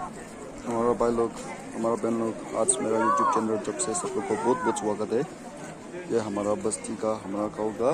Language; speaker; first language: Hindi; non-native, local second language; Tangkhul Naga (India)